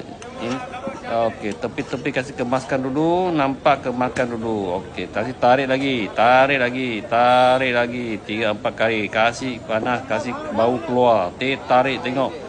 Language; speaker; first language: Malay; non-native, local second language; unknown